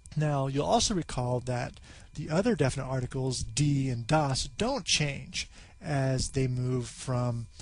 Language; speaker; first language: English; native; English